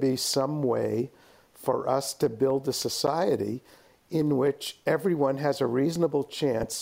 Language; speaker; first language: English; native; English